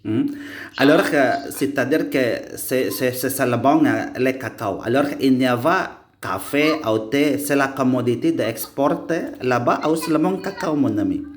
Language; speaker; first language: French; non-native, learner; Indonesian